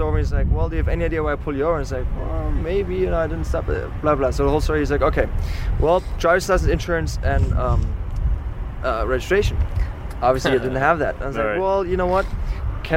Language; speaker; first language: English; non-native, fluent; German